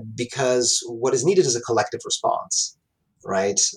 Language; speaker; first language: English; non-native, fluent; Italian